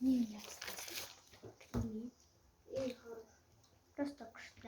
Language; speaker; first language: Russian; non-native, local second language; Kazakh